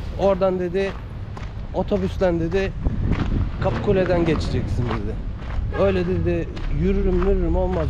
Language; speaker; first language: Turkish; native; Turkish